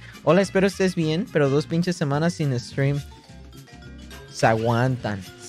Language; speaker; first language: Spanish; early bilingual, heritage; Spanish